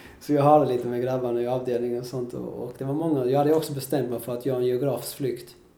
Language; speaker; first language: Swedish; early bilingual, other home language; Spanish